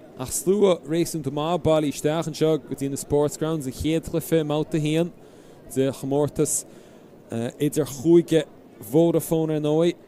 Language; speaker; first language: Irish; native; Irish